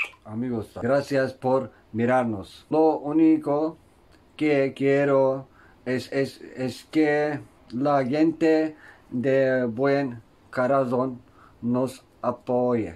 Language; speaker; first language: Spanish; non-native, learner; Turkish